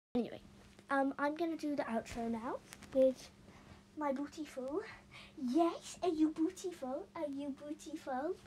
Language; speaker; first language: English; native; English